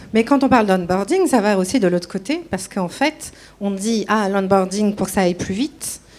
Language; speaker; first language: French; non-native, local second language; Arabic